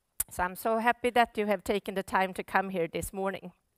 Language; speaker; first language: English; non-native, fluent; Swedish